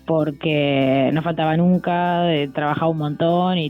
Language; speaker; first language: Spanish; native; Spanish